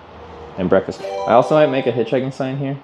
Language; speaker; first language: English; native; English